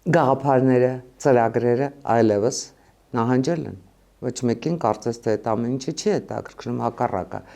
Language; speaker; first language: Armenian; native; Armenian